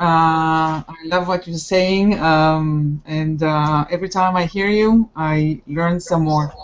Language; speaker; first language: English; non-native, fluent; Hebrew